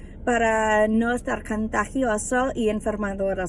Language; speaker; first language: Spanish; non-native, fluent; English